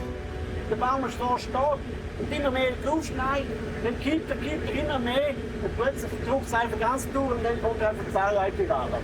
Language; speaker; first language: German; native; German